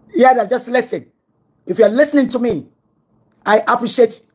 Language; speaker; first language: English; non-native, local second language; Yoruba